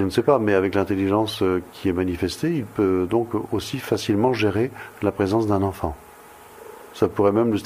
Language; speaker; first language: French; native; French